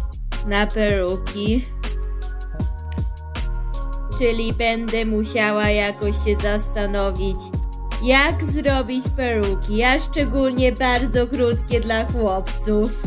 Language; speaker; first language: Polish; early bilingual, heritage; Polish